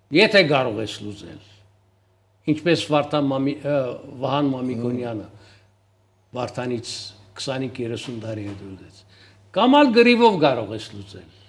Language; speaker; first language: Armenian; early bilingual, heritage; Armenian